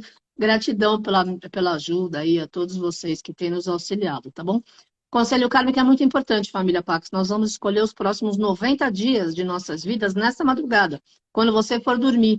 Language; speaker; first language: Portuguese; native; Portuguese